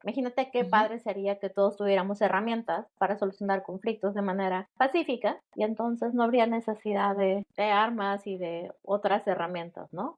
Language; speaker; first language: Spanish; native; Spanish